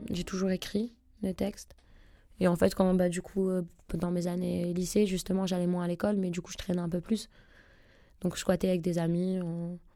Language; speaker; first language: French; native; French